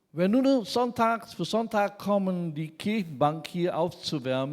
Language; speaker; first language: German; non-native, fluent; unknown